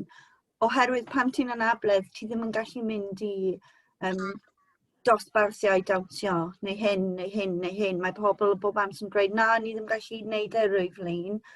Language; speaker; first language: Welsh; non-native, local second language; English